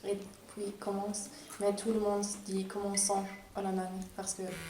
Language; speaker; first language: French; non-native, fluent; German